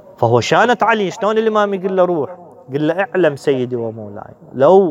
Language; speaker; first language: Arabic; native; Arabic